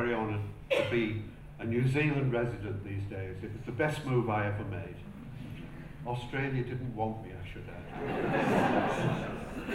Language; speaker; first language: English; native; English